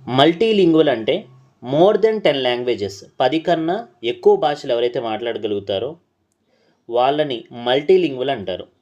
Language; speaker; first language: Telugu; non-native, local second language; Urdu